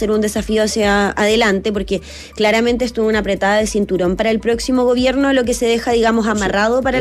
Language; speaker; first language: Spanish; native; Spanish